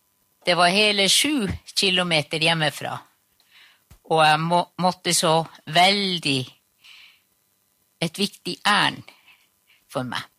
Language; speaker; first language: Norwegian; non-native, local second language; Northern Sami